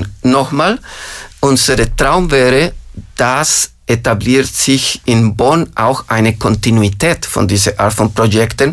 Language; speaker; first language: German; non-native, fluent; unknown